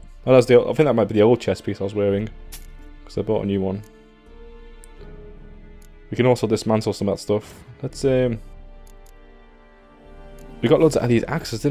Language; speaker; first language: English; native; English